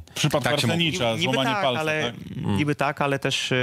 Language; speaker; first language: Polish; native; Polish